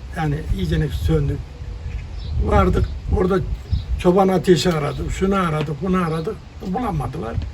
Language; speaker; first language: Turkish; native; Turkish